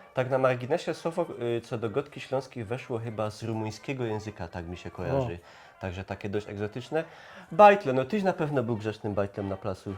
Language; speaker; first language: Polish; native; Polish